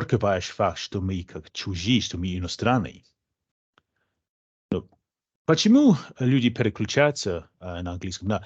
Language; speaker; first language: Russian; non-native, fluent; English